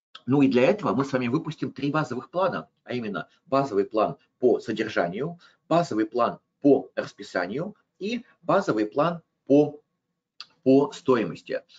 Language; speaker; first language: Russian; native; Russian